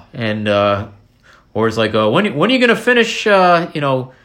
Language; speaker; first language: English; native; English